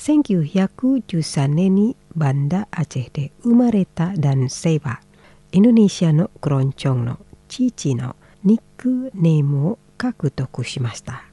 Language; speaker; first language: Japanese; non-native, fluent; Indonesian